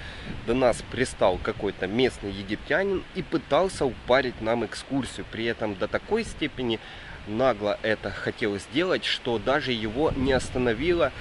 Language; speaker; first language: Russian; native; Russian